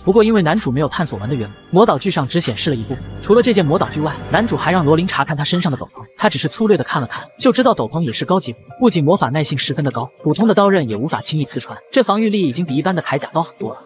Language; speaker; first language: Chinese; native; Chinese